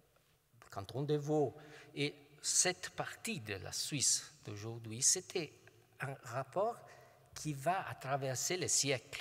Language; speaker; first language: French; non-native, fluent; Italian